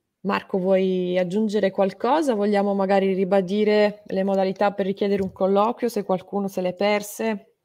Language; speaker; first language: Italian; native; Italian